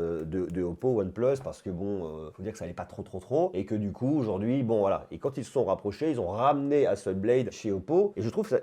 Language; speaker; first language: French; native; French